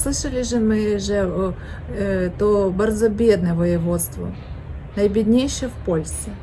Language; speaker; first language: Polish; non-native, learner; Russian